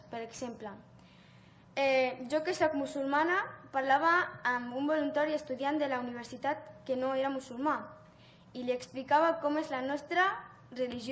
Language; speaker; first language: Catalan; early bilingual, other home language; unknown